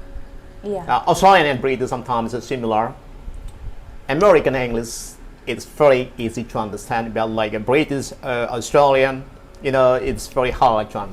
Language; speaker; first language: English; non-native, learner; Indonesian